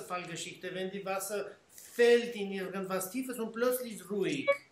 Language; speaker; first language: German; non-native, fluent; Armenian